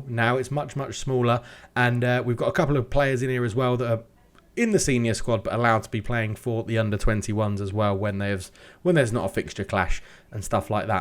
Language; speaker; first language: English; native; English